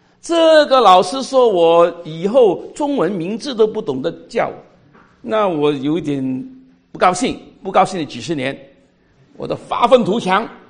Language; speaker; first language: Chinese; non-native, local second language; Cantonese